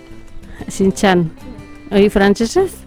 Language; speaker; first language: Basque; native; Basque